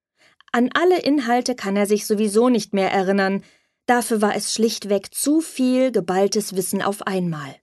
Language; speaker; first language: German; native; German